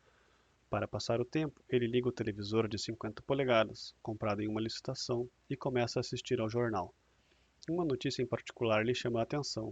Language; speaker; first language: Portuguese; native; Portuguese